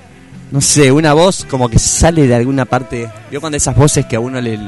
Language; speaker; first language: Spanish; native; Spanish